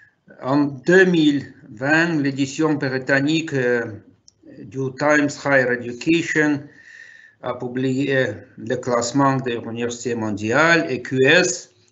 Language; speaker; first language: French; non-native, fluent; Russian